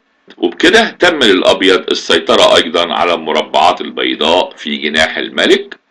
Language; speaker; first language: Arabic; native; Arabic